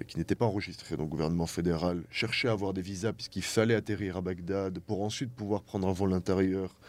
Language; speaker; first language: French; native; French